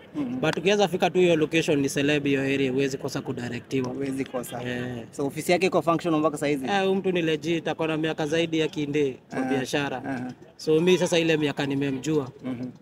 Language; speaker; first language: Swahili; non-native, local second language; Kikuyu